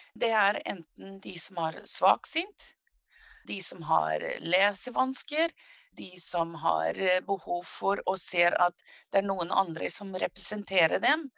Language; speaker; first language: Norwegian; non-native, fluent; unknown